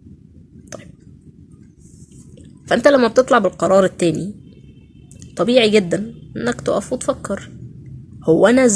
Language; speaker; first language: Arabic; native; Arabic